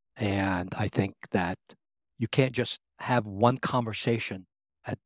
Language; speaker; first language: English; early bilingual, other home language; Arabic